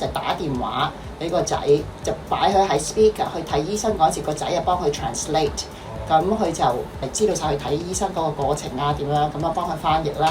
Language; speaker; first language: Cantonese; native; Cantonese